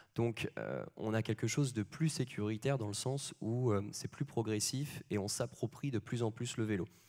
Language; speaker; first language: French; native; French